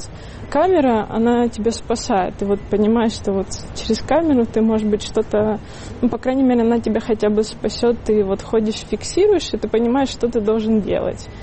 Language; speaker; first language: Russian; native; Russian